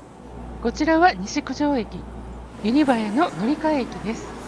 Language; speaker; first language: Japanese; native; Japanese